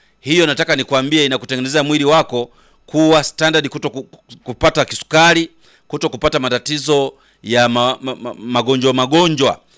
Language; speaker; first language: Swahili; native; Swahili